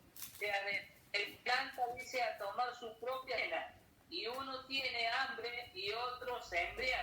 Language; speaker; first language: Spanish; native; Spanish